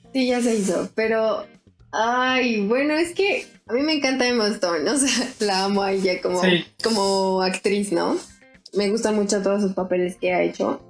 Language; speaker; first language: Spanish; native; Spanish